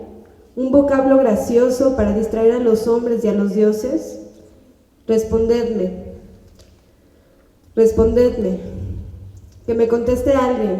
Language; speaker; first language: Spanish; native; Spanish